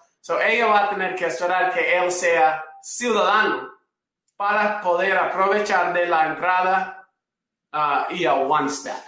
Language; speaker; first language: Spanish; non-native, fluent; English